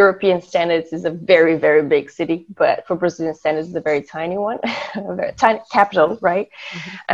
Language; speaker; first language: English; non-native, fluent; Portuguese